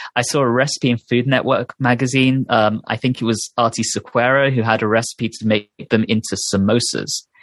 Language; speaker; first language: English; native; English